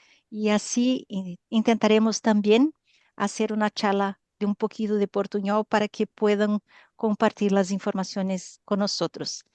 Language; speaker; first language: Spanish; non-native, learner; Portuguese